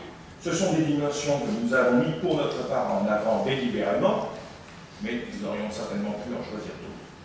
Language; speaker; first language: French; native; French